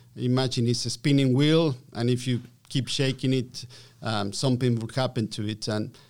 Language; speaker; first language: English; non-native, fluent; Spanish